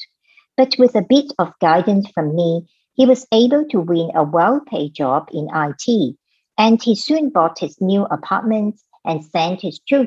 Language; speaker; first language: English; non-native, local second language; Cantonese